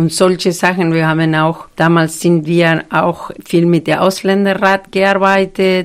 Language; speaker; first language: German; non-native, fluent; Spanish